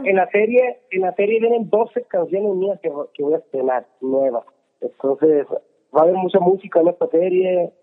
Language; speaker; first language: Spanish; native; Spanish